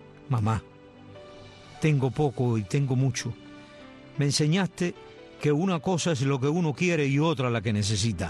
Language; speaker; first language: Spanish; native; Spanish